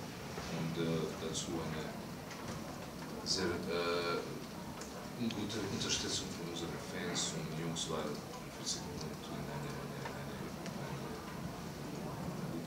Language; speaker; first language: German; non-native, learner; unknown